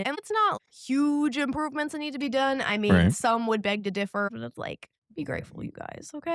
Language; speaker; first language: English; native; English